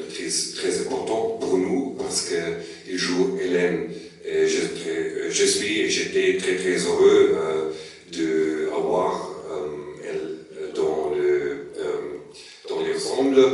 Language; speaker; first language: French; non-native, learner; German